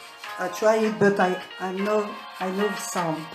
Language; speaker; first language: English; non-native, learner; French